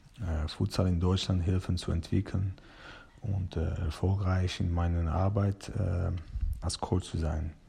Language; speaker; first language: German; non-native, fluent; Persian